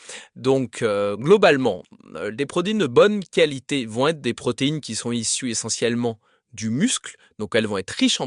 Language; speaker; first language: French; native; French